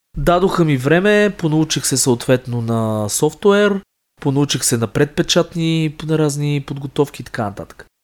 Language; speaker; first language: Bulgarian; native; Bulgarian